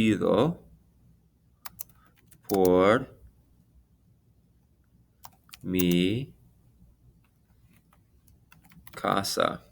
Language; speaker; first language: Spanish; non-native, fluent; English